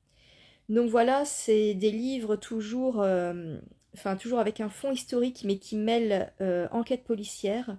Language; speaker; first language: French; native; French